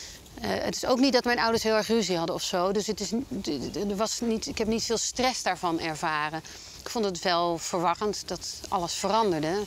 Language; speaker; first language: Dutch; native; Dutch